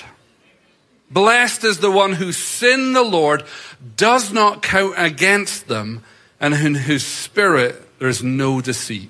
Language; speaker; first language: English; native; English